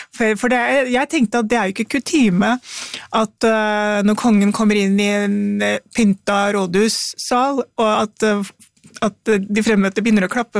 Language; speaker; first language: Norwegian; early bilingual, other home language; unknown